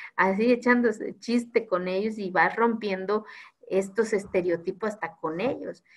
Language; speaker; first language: Spanish; non-native, local second language; Zapotec